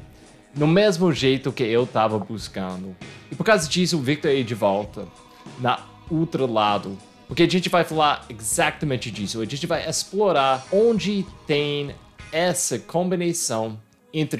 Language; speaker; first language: Portuguese; non-native, fluent; English